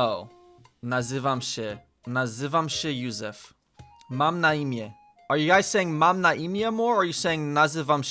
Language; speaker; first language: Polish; non-native, learner; English